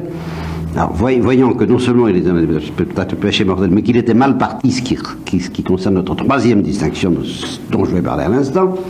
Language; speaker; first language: French; native; French